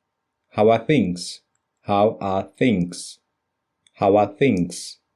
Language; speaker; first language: English; non-native, fluent; Russian